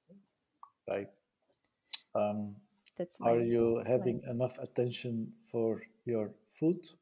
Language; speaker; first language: English; non-native, learner; Dutch